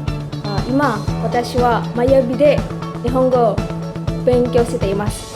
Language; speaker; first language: Japanese; non-native, learner; Indonesian